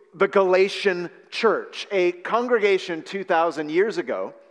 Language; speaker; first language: English; native; English